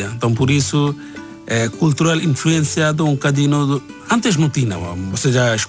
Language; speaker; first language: Portuguese; non-native, learner; Bangla